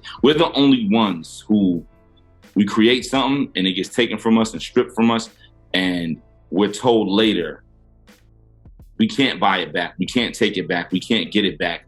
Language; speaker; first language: English; native; English